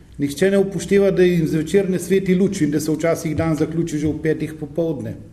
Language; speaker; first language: Slovenian; native; Slovenian